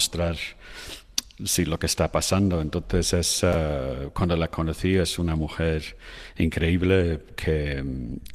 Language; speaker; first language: Spanish; non-native, fluent; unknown